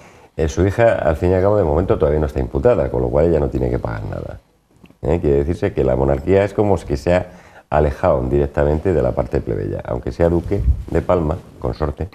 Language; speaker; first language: Spanish; native; Spanish